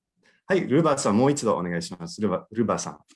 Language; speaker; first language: Japanese; non-native, fluent; English